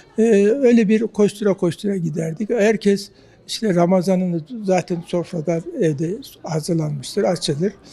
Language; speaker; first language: Turkish; native; Turkish